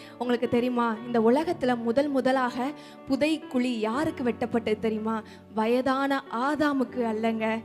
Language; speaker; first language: Tamil; native; Tamil